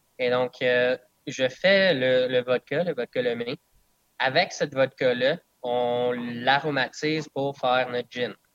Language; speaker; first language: French; non-native, local second language; English